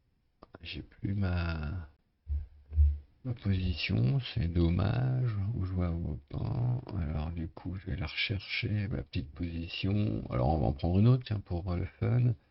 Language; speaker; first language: French; native; French